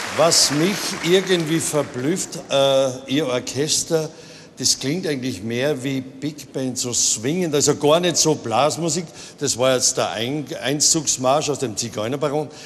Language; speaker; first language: German; native; German